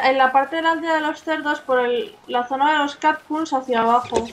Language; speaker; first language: Spanish; native; Spanish